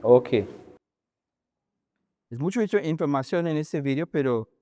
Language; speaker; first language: Spanish; non-native, learner; English